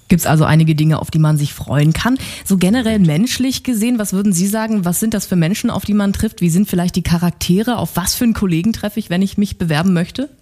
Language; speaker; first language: German; native; German